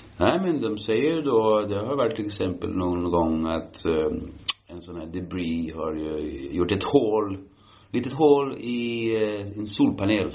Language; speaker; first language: Swedish; early bilingual, heritage; Swedish